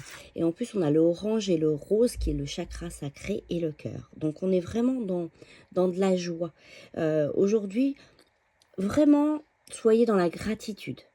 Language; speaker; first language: French; native; French